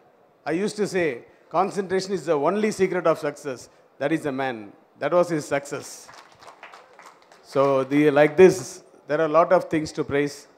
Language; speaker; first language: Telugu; non-native, fluent; Tamil